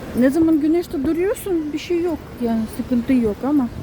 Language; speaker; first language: Turkish; non-native, fluent; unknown